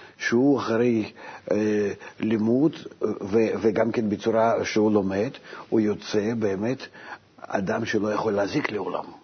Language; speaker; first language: Hebrew; non-native, fluent; Russian